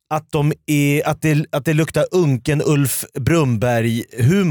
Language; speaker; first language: Swedish; native; Swedish